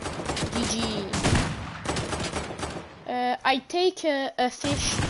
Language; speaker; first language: English; non-native, learner; French